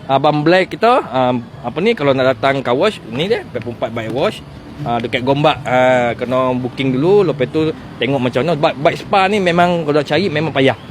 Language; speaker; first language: Malay; native; Malay